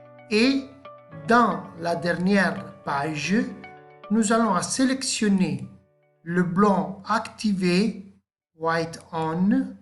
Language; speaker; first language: French; non-native, fluent; Italian